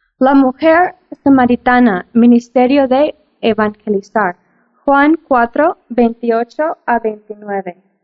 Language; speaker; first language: Spanish; non-native, fluent; English